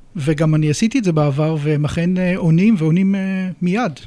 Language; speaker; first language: Hebrew; native; Hebrew